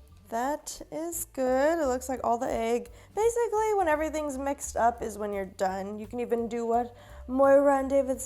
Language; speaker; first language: English; native; English